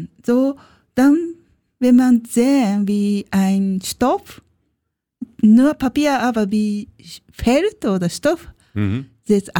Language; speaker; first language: German; non-native, learner; Japanese